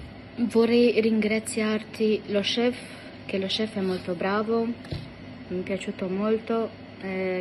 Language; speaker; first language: Italian; non-native, fluent; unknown